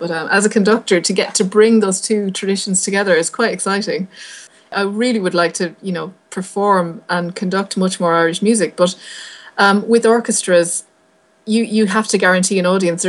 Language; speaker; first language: English; native; English